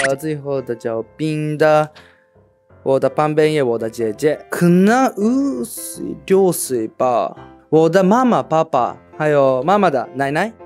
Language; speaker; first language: Chinese; non-native, learner; Japanese